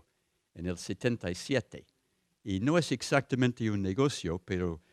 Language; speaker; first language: Spanish; non-native, fluent; English